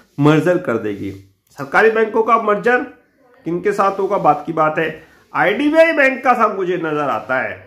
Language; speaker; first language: Hindi; native; Hindi